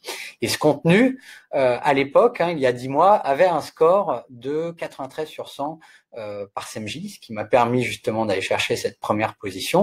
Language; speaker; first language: French; native; French